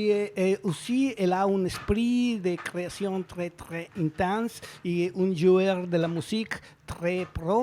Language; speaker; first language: French; non-native, learner; Spanish